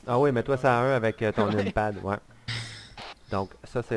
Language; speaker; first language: French; native; French